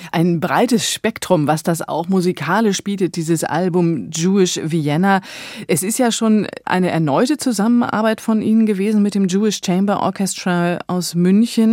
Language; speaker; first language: German; native; German